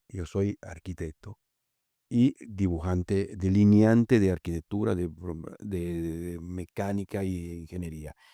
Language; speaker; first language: Spanish; early bilingual, other home language; Italian